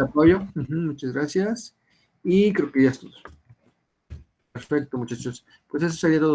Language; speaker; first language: Spanish; native; Spanish